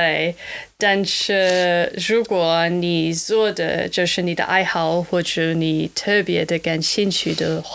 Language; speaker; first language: Chinese; non-native, fluent; German